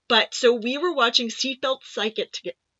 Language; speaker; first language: English; native; English